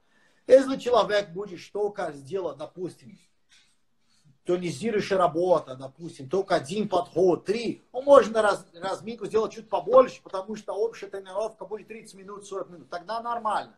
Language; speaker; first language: Russian; non-native, fluent; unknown